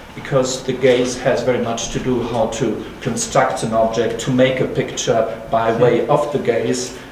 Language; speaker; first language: English; non-native, fluent; German